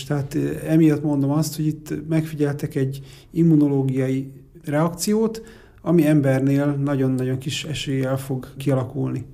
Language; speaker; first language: Hungarian; native; Hungarian